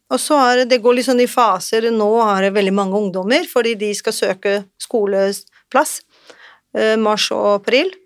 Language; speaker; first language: Norwegian; non-native, fluent; Portuguese